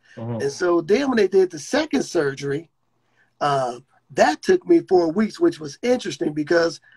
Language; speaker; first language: English; native; English